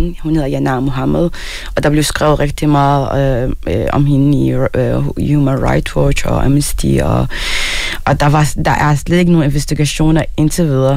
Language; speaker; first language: Danish; non-native, fluent; Arabic